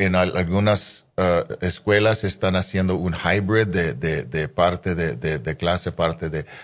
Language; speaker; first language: Spanish; non-native, fluent; English